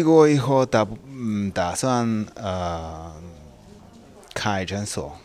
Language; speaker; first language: Chinese; non-native, fluent; Hungarian